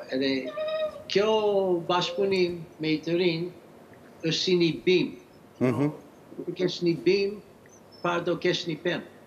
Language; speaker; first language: Albanian; early bilingual, heritage; English